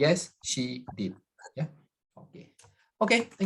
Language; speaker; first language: English; non-native, fluent; Indonesian